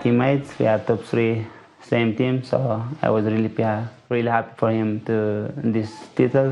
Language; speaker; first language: English; non-native, learner; Tigrinya